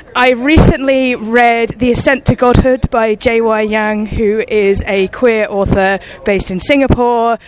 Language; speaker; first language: English; native; English